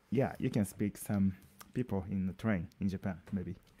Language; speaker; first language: English; non-native, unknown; Japanese